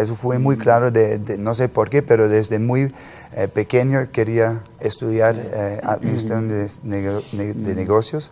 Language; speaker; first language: Spanish; non-native, fluent; German